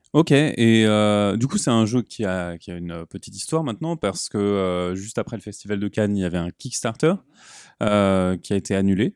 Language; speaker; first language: French; native; French